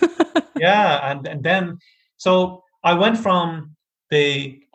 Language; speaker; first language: English; native; English